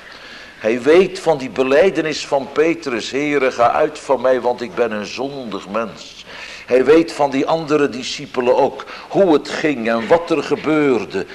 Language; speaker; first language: Dutch; native; Dutch